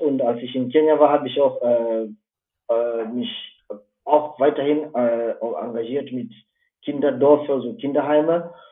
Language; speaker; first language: German; non-native, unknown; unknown